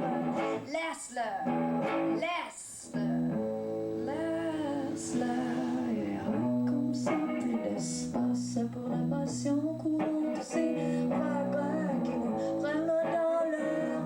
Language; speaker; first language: French; non-native, learner; English